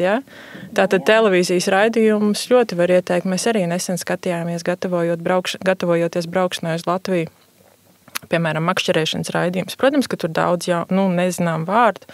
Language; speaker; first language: Latvian; native; Latvian